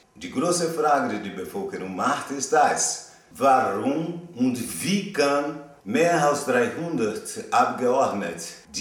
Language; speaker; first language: German; non-native, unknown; Portuguese